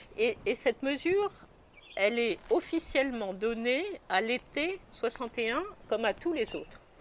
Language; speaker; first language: French; native; French